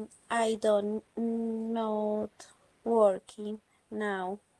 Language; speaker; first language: English; non-native, learner; Spanish